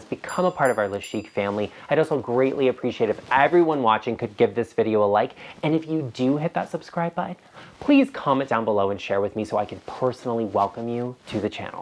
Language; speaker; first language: English; native; English